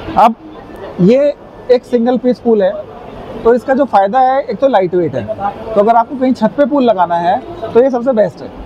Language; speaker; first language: Hindi; native; Hindi